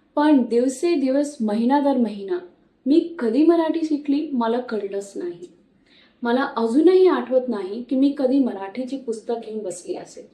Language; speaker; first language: Marathi; non-native, fluent; Hindi